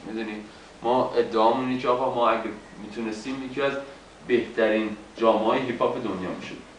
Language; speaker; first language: Persian; native; Persian